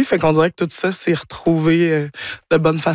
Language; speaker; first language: French; native; French